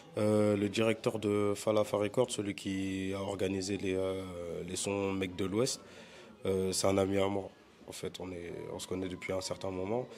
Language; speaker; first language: French; native; French